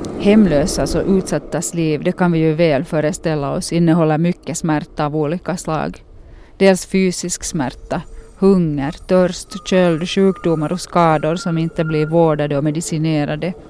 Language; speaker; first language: Swedish; native; Swedish